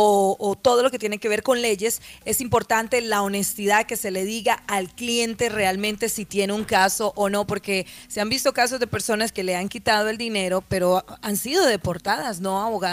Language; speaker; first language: Spanish; native; Spanish